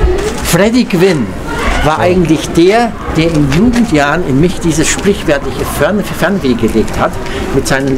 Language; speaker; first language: German; native; German